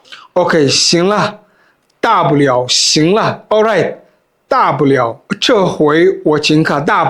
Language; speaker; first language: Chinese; non-native, fluent; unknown